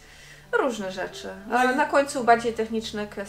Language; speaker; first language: Polish; non-native, fluent; Dutch